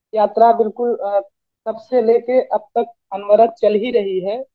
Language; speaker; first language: Hindi; native; Hindi